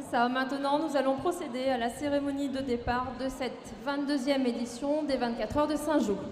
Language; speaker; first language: French; native; French